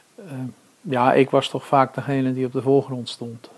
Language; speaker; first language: Dutch; early bilingual, other home language; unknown